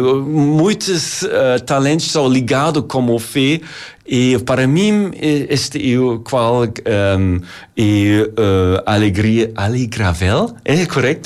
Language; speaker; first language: Portuguese; non-native, learner; German